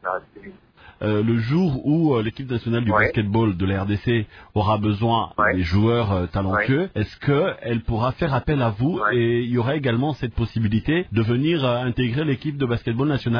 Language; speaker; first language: French; non-native, local second language; Lingala